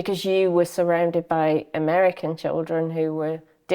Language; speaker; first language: English; native; English